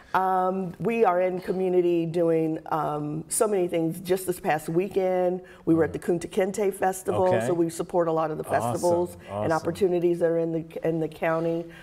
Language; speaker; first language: English; native; English